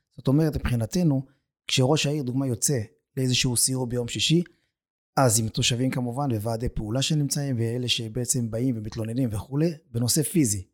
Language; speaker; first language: Hebrew; native; Hebrew